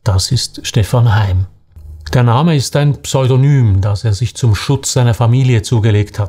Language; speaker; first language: German; native; German